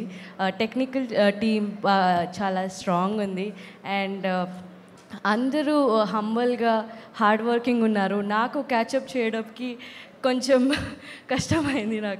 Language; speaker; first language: Telugu; non-native, local second language; Kannada